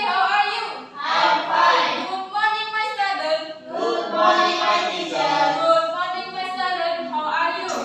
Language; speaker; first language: English; non-native, learner; Indonesian